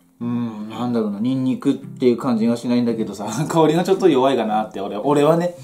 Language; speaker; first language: Japanese; native; Japanese